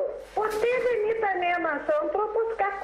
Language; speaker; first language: Greek; non-native, fluent; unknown